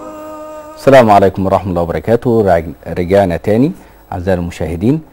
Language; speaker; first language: Arabic; native; Arabic